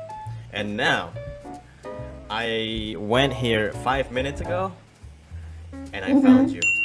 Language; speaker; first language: English; non-native, fluent; Indonesian